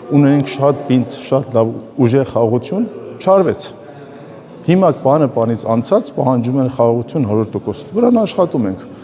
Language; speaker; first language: Armenian; early bilingual, heritage; Armenian